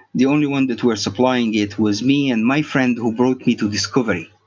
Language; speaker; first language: English; non-native, fluent; Arabic